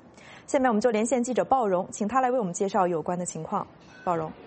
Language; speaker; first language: Chinese; native; Chinese